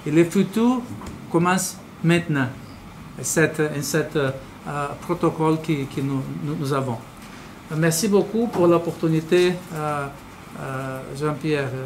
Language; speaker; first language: French; non-native, learner; Portuguese